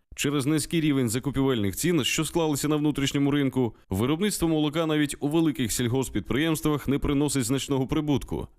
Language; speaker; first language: Ukrainian; native; Ukrainian